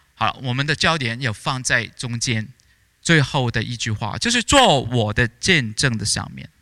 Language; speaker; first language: Chinese; native; Chinese